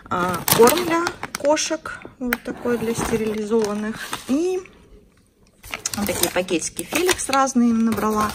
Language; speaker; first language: Russian; native; Russian